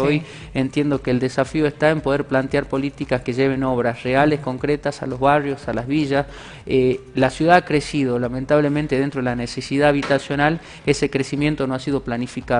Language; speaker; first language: Spanish; native; Spanish